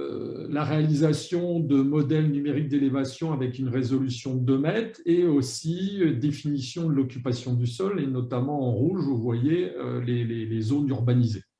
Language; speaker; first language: French; native; French